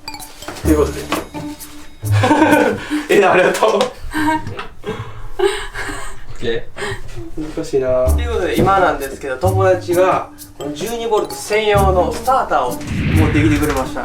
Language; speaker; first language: Japanese; native; Japanese